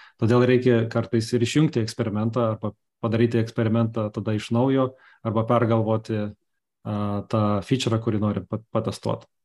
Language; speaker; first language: Lithuanian; non-native, local second language; Russian